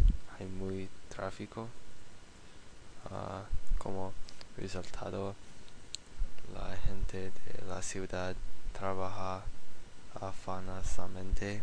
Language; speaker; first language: Spanish; non-native, learner; English